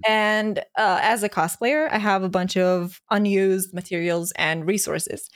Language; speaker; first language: English; non-native, fluent; Romanian